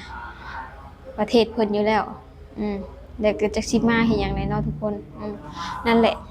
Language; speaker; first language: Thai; non-native, local second language; Lao